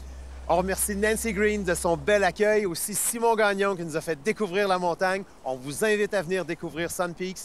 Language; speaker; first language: French; native; French